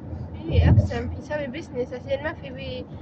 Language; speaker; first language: Arabic; non-native, learner; Filipino